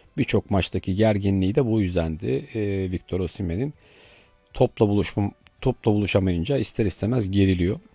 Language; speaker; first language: Turkish; native; Turkish